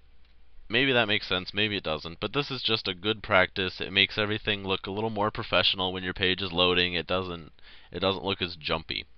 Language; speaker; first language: English; native; English